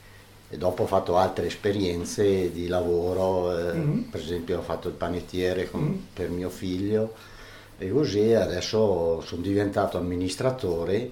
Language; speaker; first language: Italian; early bilingual, other home language; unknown